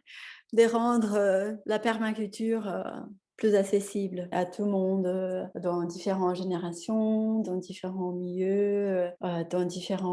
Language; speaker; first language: French; non-native, fluent; Portuguese